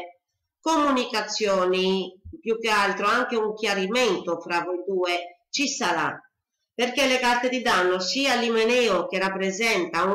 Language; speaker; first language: Italian; native; Italian